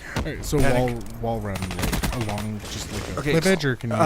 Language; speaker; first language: English; native; English